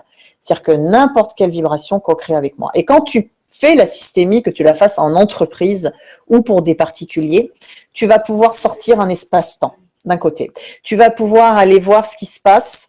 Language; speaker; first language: French; native; French